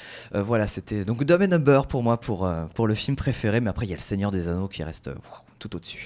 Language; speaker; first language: French; native; French